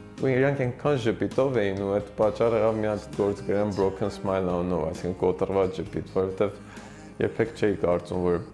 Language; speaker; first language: Armenian; early bilingual, heritage; Armenian